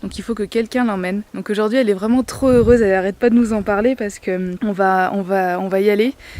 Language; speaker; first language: French; native; French